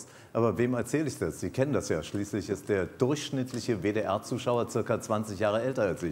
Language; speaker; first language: German; native; German